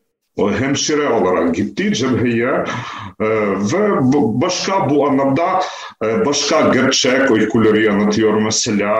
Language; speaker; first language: Turkish; non-native, fluent; Ukrainian